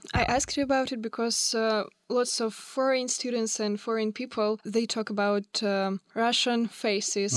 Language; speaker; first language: English; non-native, fluent; Russian